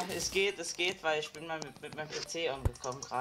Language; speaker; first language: German; native; German